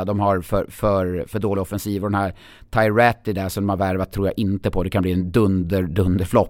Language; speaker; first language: Swedish; native; Swedish